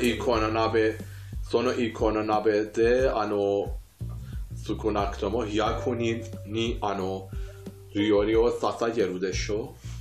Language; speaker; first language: Japanese; non-native, fluent; Persian